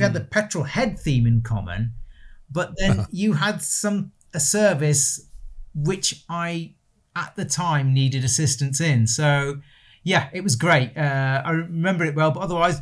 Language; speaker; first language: English; native; English